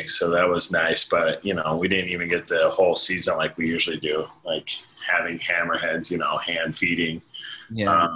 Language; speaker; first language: English; native; English